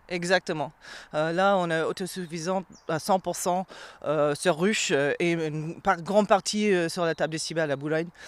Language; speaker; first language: French; non-native, fluent; English